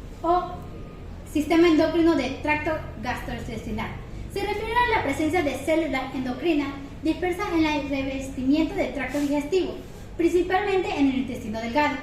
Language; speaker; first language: Spanish; native; Spanish